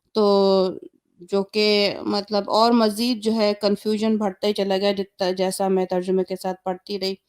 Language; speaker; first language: Urdu; native; Urdu